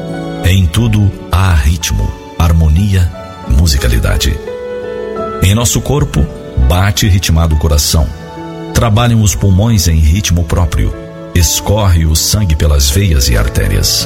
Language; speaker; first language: Portuguese; native; Portuguese